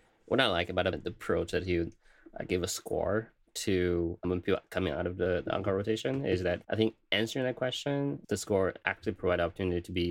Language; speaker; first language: English; non-native, fluent; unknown